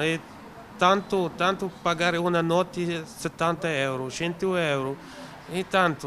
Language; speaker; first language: Italian; non-native, learner; Arabic